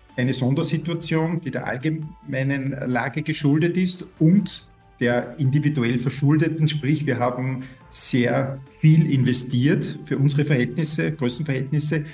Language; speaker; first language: German; native; German